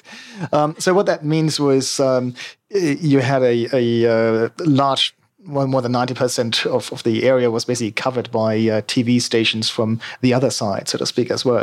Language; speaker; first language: English; non-native, fluent; German